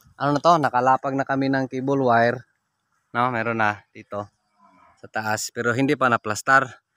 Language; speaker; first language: Filipino; non-native, local second language; Cebuano